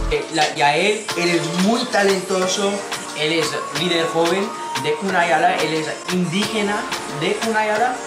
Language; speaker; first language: Spanish; non-native, learner; English